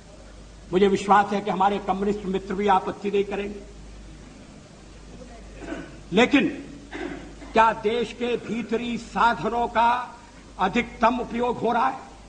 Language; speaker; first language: Hindi; native; Hindi